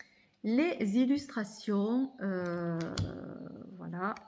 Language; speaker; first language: French; native; French